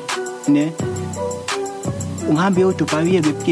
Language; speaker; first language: English; non-native, local second language; Zulu